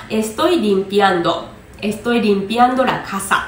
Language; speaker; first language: Spanish; non-native, fluent; Japanese